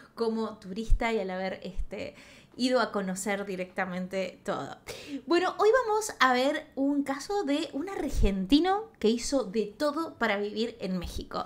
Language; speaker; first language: Spanish; native; Spanish